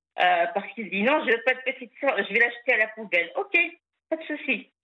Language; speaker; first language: French; non-native, local second language; Kabyle